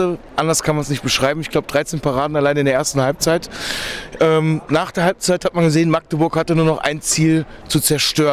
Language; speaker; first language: German; native; German